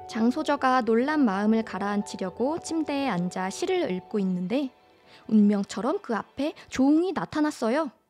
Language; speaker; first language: Korean; native; Korean